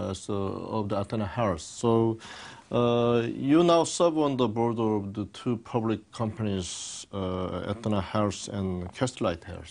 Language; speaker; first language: English; non-native, fluent; Korean